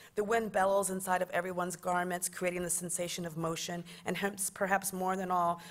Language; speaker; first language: English; native; English